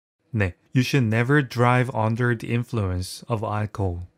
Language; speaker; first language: English; non-native, fluent; Korean